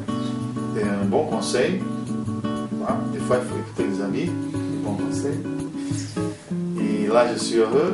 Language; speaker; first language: French; non-native, fluent; Portuguese